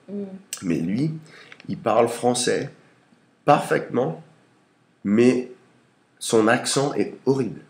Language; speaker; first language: French; early bilingual, heritage; English